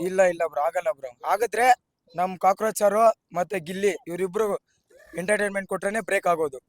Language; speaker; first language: Kannada; native; Kannada